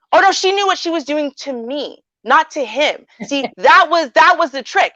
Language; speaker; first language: English; native; English